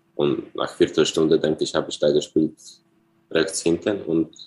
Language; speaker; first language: German; non-native, fluent; Polish